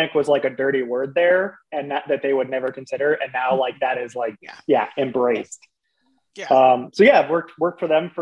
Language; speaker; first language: English; native; English